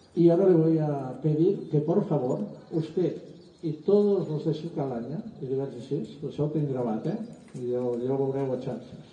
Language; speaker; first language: Spanish; non-native, local second language; Catalan